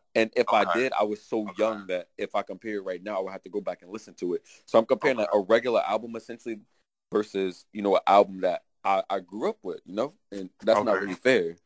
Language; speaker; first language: English; native; English